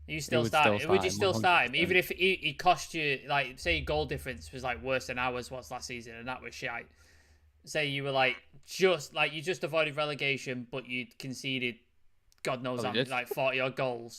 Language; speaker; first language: English; native; English